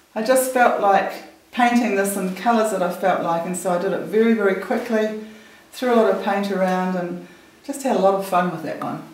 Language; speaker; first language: English; native; English